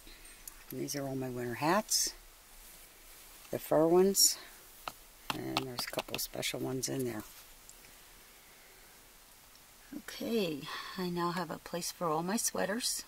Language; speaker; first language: English; native; English